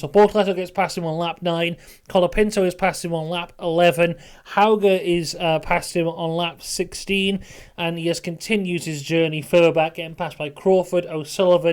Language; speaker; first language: English; native; English